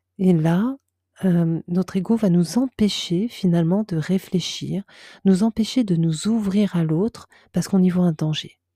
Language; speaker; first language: French; native; French